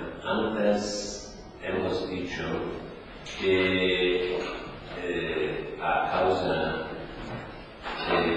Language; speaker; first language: Spanish; non-native, learner; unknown